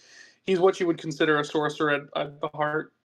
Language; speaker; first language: English; native; English